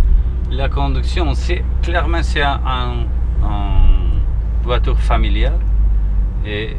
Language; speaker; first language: French; non-native, learner; Spanish